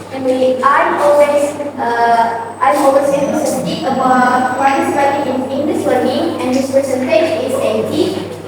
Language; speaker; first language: English; non-native, learner; Indonesian